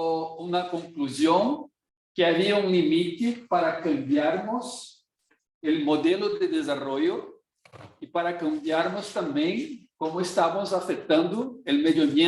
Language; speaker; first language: Portuguese; non-native, fluent; Spanish